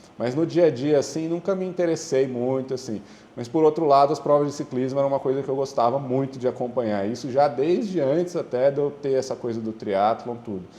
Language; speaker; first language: Portuguese; native; Portuguese